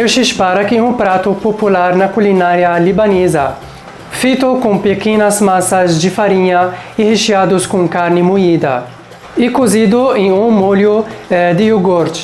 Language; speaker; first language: Portuguese; non-native, fluent; Arabic